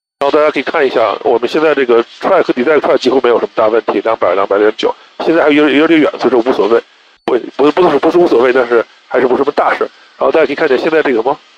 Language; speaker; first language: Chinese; native; Chinese